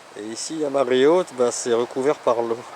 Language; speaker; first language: French; native; French